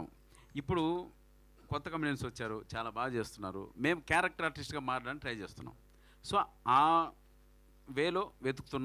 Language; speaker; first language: Telugu; native; Telugu